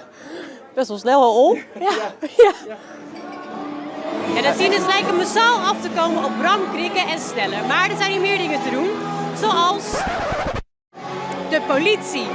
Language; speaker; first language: Dutch; native; Dutch